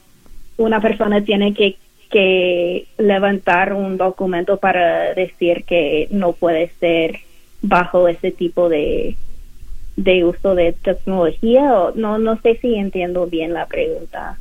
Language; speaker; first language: Spanish; non-native, learner; English